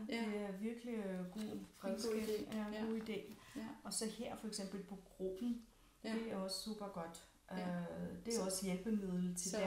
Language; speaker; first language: Danish; non-native, fluent; Russian